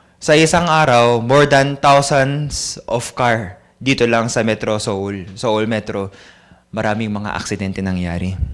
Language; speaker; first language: Filipino; native; Filipino